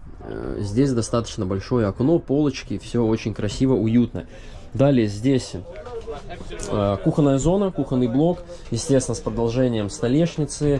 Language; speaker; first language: Russian; native; Russian